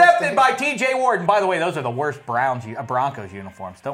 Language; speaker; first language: English; native; English